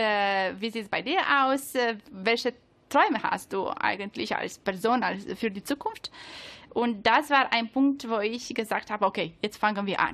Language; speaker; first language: German; non-native, learner; Italian